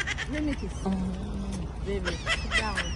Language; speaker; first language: English; non-native, learner; Haitian Creole